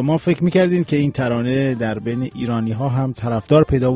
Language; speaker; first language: Persian; native; Persian